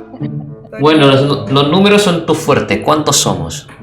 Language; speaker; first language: Spanish; non-native, fluent; Indonesian